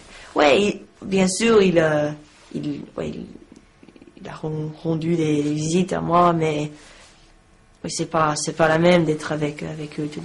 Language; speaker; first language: French; non-native, learner; English